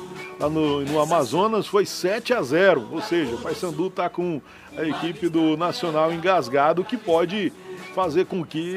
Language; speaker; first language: Portuguese; native; Portuguese